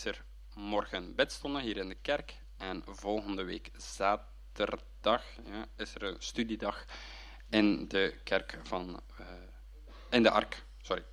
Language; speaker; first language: Dutch; native; Dutch